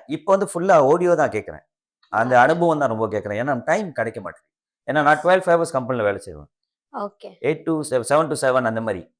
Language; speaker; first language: Tamil; early bilingual, heritage; Tamil